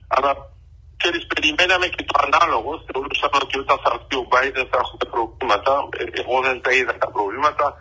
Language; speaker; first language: Greek; early bilingual, heritage; Greek